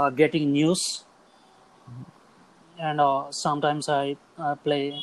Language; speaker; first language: English; non-native, local second language; Telugu